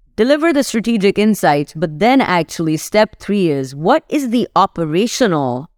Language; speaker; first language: English; non-native, local second language; Urdu